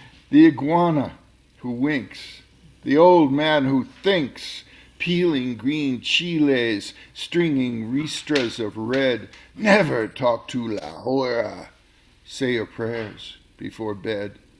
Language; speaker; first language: English; native; English